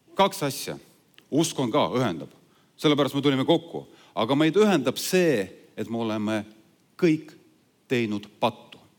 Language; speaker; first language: Estonian; non-native, local second language; Russian